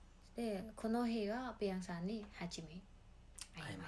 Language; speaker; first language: Japanese; non-native, learner; Mongolian